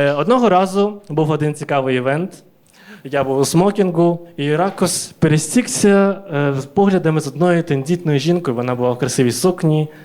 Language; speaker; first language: Ukrainian; early bilingual, other home language; Russian